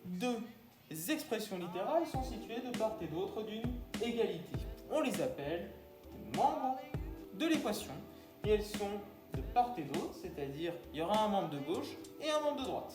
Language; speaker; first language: French; native; French